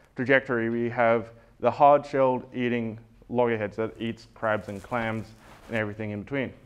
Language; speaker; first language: English; native; English